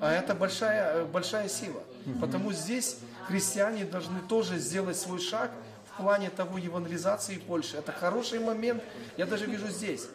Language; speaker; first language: Russian; non-native, local second language; Ukrainian